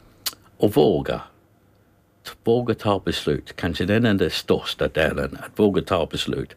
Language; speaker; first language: Swedish; non-native, learner; English